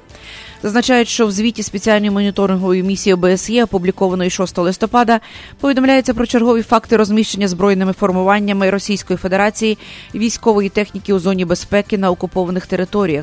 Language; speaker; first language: Ukrainian; native; Ukrainian